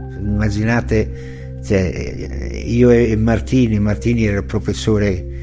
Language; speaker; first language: Italian; native; Italian